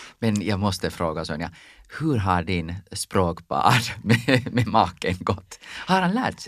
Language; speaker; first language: Swedish; non-native, local second language; Finnish